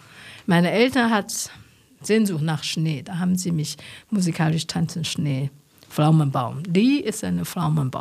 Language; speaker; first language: German; non-native, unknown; Chinese